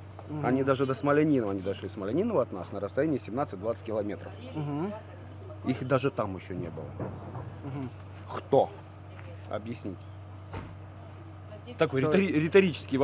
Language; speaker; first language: Russian; native; Russian